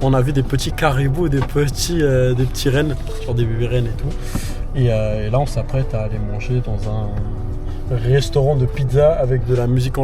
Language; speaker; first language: French; native; French